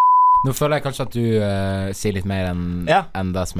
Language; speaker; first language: Norwegian; native; Norwegian